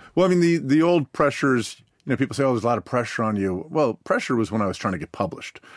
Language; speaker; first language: English; native; English